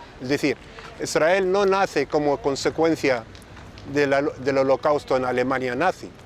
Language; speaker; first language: Spanish; non-native, fluent; Arabic